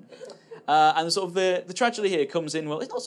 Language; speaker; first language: English; native; English